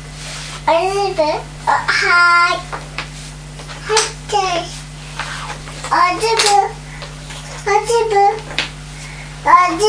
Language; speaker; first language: Japanese; native; Japanese